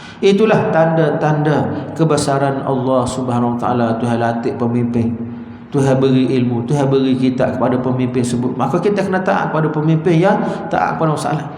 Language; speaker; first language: Malay; native; Malay